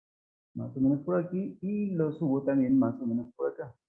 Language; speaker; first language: Spanish; native; Spanish